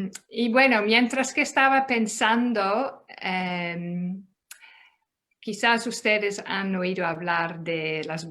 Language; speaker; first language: Spanish; non-native, fluent; Dutch